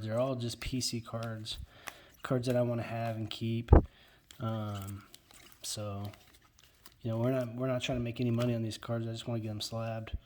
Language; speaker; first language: English; native; English